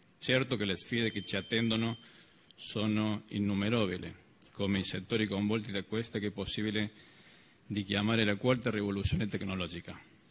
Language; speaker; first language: Italian; early bilingual, heritage; Italian